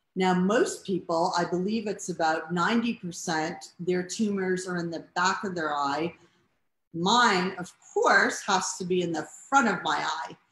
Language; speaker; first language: English; native; English